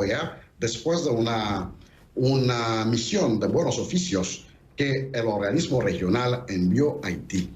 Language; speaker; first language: Spanish; non-native, fluent; Haitian Creole